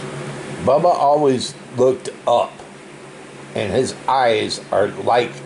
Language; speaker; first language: English; native; English